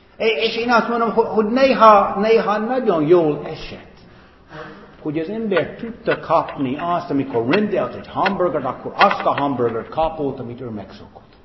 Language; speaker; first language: Hungarian; non-native, fluent; English